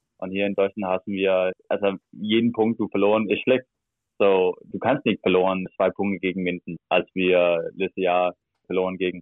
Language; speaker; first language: German; non-native, learner; Danish